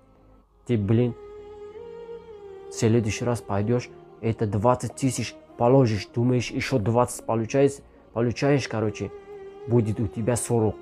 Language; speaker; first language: Russian; non-native, learner; Tajik